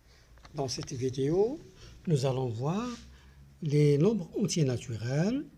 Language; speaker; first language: French; non-native, local second language; Arabic